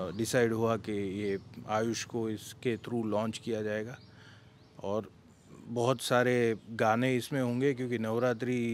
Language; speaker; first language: Hindi; non-native, local second language; Gujarati